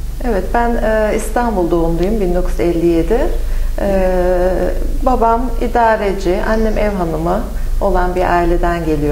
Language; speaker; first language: Turkish; native; Turkish